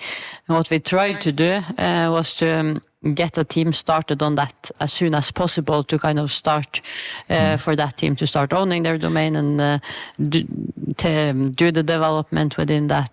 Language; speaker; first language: English; non-native, fluent; Norwegian